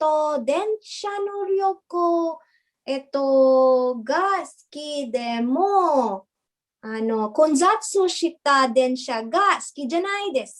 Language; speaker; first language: Japanese; non-native, learner; English